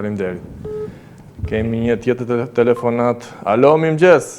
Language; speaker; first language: Albanian; native; Albanian